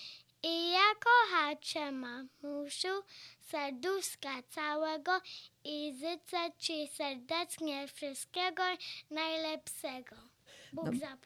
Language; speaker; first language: Polish; early bilingual, heritage; Polish